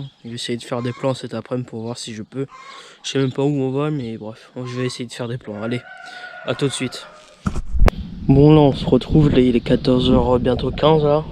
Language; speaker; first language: French; native; French